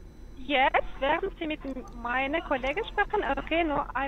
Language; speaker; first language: German; non-native, learner; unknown